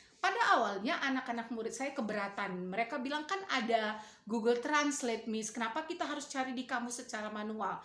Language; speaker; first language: Indonesian; native; Indonesian